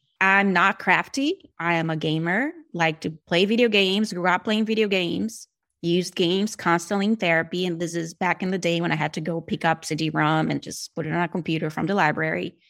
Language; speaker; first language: English; non-native, fluent; Portuguese